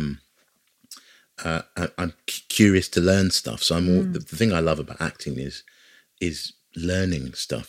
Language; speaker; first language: English; native; English